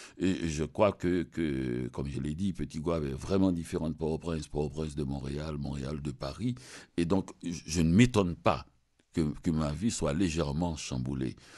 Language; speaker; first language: French; non-native, local second language; Haitian Creole